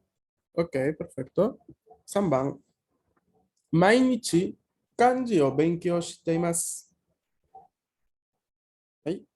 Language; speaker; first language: Japanese; non-native, fluent; Spanish